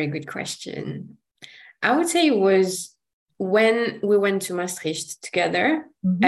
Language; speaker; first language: English; non-native, fluent; French